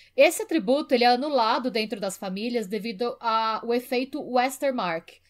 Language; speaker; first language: Portuguese; native; Portuguese